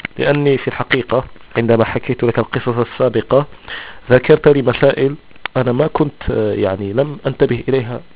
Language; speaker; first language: Arabic; non-native, local second language; Tachelhit